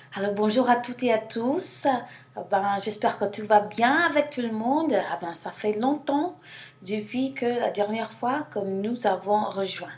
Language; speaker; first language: French; non-native, fluent; English